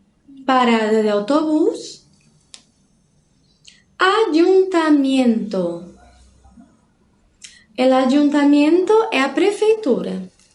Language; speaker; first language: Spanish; non-native, fluent; Portuguese